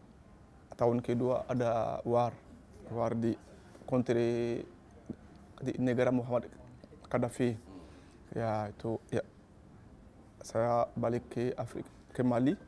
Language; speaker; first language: Indonesian; non-native, learner; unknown